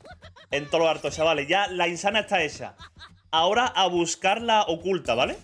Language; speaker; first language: Spanish; native; Spanish